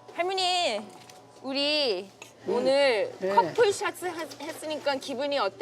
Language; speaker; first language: Korean; early bilingual, heritage; English